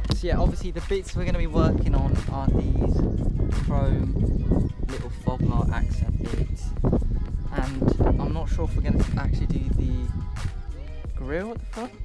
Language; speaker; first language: English; native; English